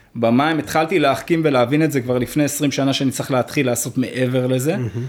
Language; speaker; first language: Hebrew; early bilingual, other home language; Arabic